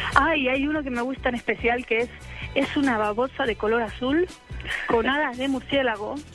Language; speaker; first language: Spanish; native; Spanish